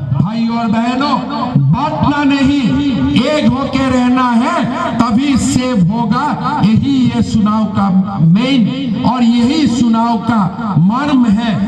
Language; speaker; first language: Hindi; non-native, local second language; Assamese